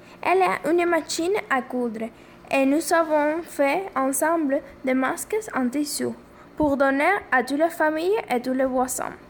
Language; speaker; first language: French; non-native, fluent; Spanish